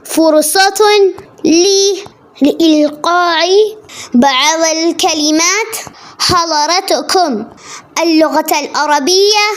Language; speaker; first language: Arabic; non-native, learner; Malayalam